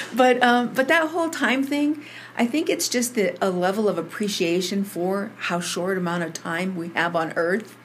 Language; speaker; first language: English; early bilingual, other home language; Spanish